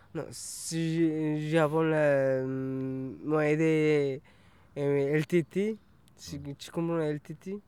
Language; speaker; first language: French; non-native, learner; Tamil